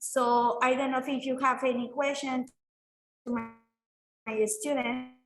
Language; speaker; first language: English; non-native, fluent; Spanish